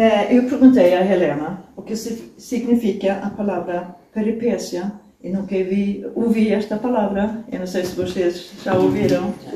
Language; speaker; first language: Portuguese; non-native, learner; Swedish